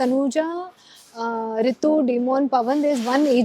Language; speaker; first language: Telugu; non-native, local second language; Hindi